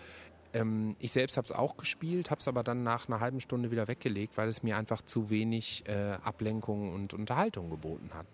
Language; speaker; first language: German; native; German